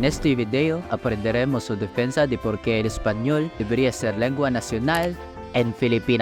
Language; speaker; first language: Spanish; non-native, fluent; Filipino